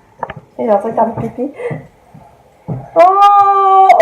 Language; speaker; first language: French; native; French